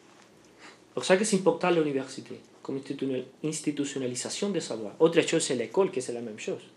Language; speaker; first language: French; non-native, fluent; Spanish